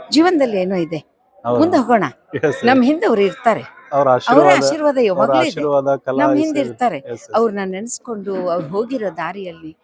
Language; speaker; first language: Kannada; non-native, local second language; Marathi